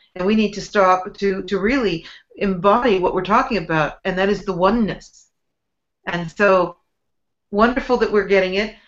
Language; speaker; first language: English; native; English